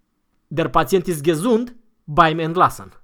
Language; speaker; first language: German; non-native, fluent; Romanian